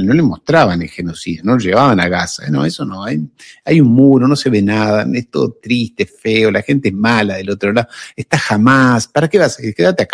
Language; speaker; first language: Spanish; native; Spanish